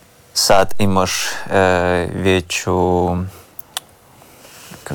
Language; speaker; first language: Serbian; non-native, learner; Russian